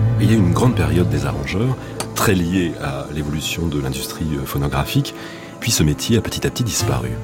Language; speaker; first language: French; native; French